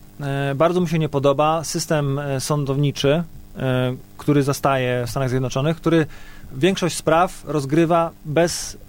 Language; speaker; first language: Polish; native; Polish